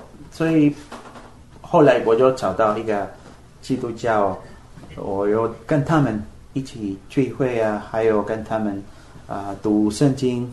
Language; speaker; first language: Chinese; non-native, fluent; Spanish